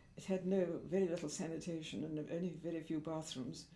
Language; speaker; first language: English; native; English